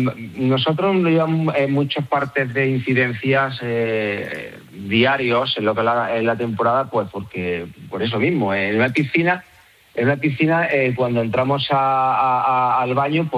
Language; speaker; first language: Spanish; native; Spanish